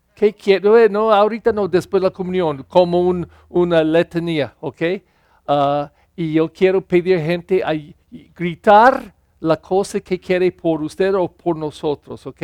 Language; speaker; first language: Spanish; non-native, learner; English